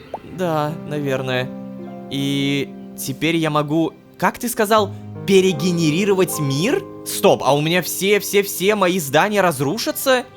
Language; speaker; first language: Russian; native; Russian